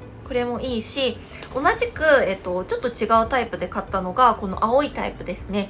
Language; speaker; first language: Japanese; non-native, fluent; Korean